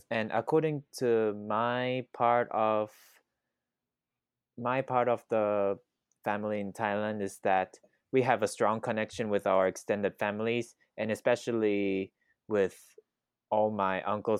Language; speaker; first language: English; non-native, fluent; Thai